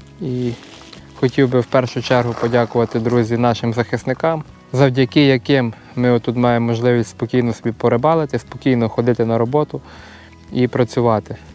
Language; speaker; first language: Ukrainian; native; Ukrainian